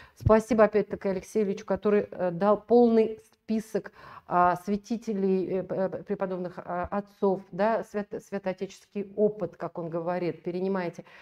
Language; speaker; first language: Russian; native; Russian